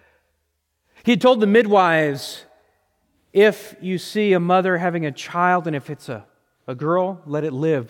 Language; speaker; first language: English; native; English